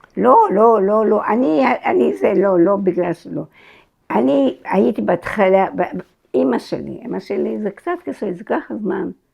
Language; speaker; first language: Hebrew; non-native, fluent; Arabic